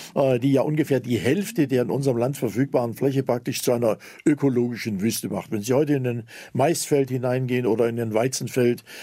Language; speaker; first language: German; native; German